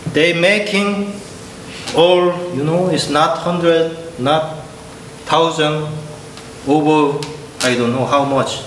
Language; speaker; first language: English; non-native, learner; Korean